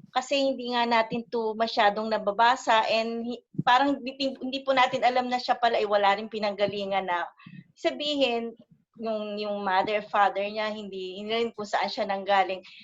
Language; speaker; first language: Filipino; native; Filipino